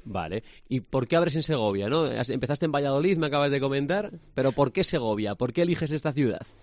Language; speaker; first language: Spanish; native; Spanish